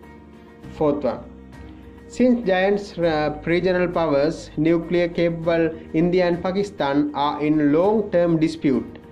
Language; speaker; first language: English; non-native, local second language; Sinhala